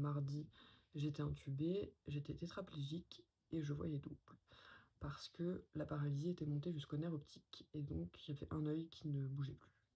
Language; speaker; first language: French; native; French